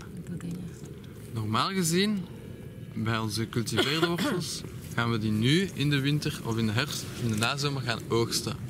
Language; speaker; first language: Dutch; native; Dutch